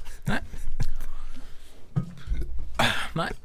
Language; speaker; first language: Norwegian; native; Norwegian